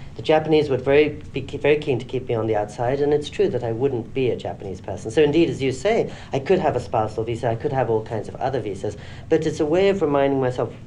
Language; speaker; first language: English; native; English